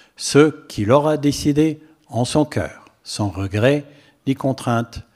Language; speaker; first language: French; non-native, fluent; English